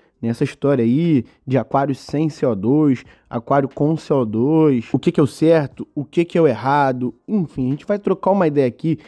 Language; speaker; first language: Portuguese; native; Portuguese